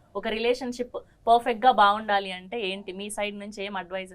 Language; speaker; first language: Telugu; native; Telugu